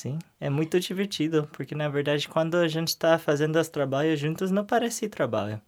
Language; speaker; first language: Portuguese; non-native, learner; English